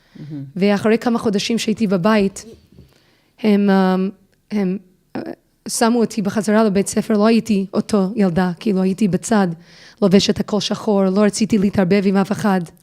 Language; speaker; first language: Hebrew; non-native, fluent; English